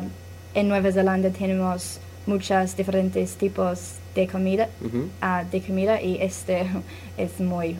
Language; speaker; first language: Spanish; non-native, learner; English